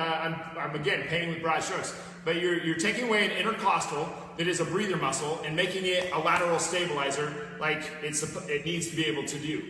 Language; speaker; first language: English; native; English